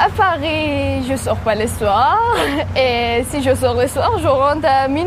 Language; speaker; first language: French; non-native, learner; Persian